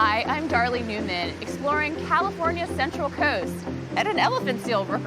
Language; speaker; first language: English; native; English